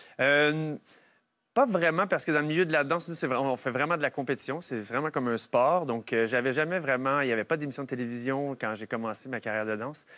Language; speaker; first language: French; native; French